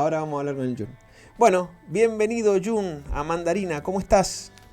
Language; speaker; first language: Spanish; native; Spanish